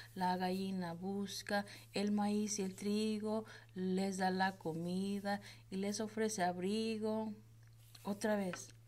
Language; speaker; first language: Spanish; early bilingual, heritage; Spanish